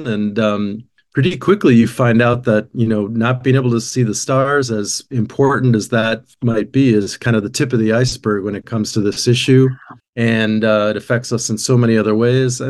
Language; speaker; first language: English; native; English